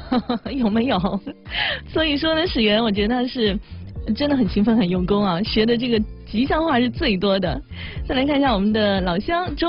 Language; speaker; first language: Chinese; native; Chinese